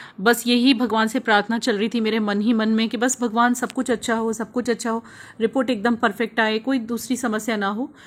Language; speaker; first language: Hindi; native; Hindi